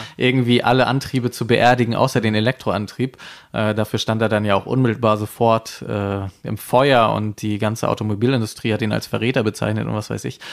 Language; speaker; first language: German; native; German